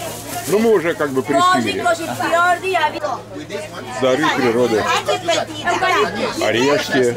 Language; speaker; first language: Russian; native; Russian